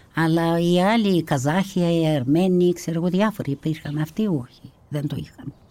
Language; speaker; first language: Greek; early bilingual, heritage; Kazakh